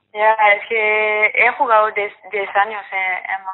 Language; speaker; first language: Spanish; non-native, fluent; French